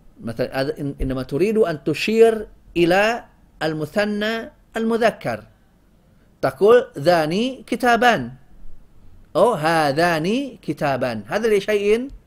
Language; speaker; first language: Arabic; non-native, fluent; Indonesian